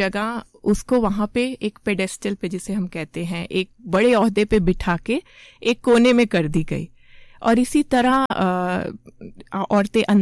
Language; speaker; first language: Hindi; native; Hindi